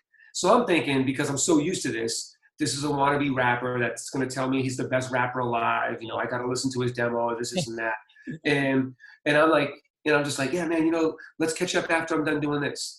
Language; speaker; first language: English; native; English